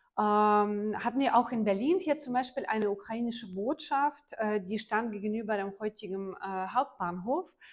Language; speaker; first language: German; non-native, fluent; Ukrainian